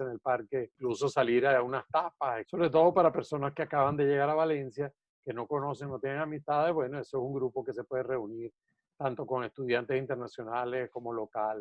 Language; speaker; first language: Spanish; native; Spanish